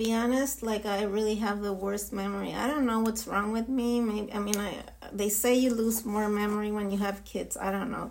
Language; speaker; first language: English; non-native, fluent; Spanish